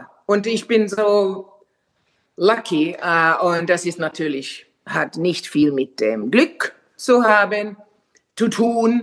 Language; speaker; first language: German; non-native, fluent; Finnish